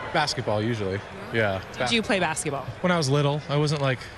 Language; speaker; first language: English; native; English